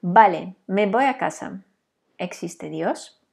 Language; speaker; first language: Spanish; non-native, fluent; Russian